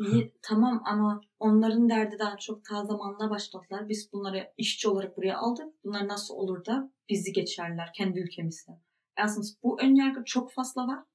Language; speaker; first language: Turkish; early bilingual, heritage; Turkish